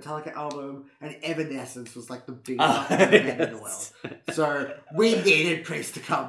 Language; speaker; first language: English; native; English